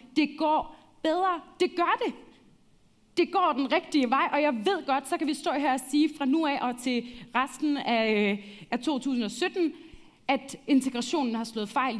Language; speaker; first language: Danish; early bilingual, other home language; Arabic